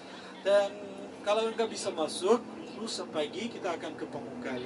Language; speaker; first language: Indonesian; non-native, fluent; Turkish